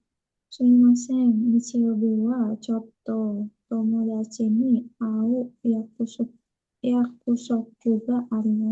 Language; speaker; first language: Japanese; non-native, learner; Indonesian